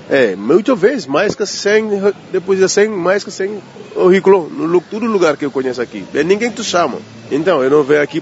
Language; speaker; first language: Portuguese; non-native, learner; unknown